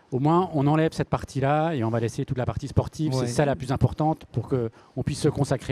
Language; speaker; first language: French; native; French